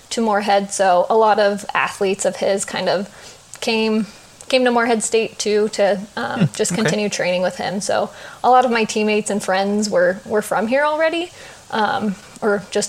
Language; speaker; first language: English; native; English